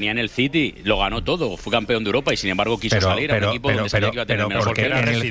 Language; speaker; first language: Spanish; native; Spanish